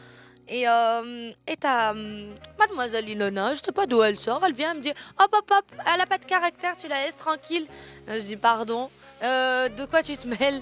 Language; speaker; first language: French; native; French